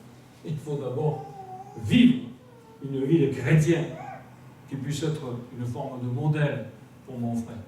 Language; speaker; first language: French; native; French